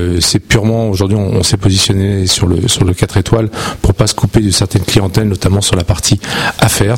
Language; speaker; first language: French; native; French